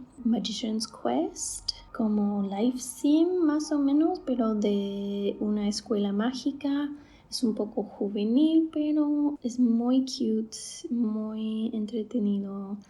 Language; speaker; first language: Spanish; non-native, fluent; English